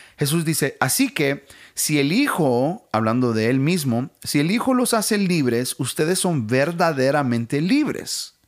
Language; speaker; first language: Spanish; non-native, fluent; English